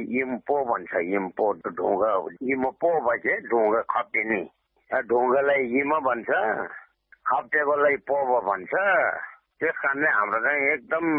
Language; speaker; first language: Nepali; non-native, local second language; Gurung